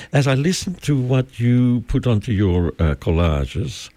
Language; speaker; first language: English; early bilingual, other home language; Spanish